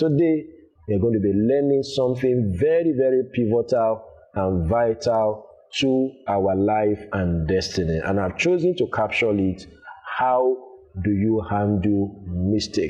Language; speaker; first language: English; non-native, local second language; Yoruba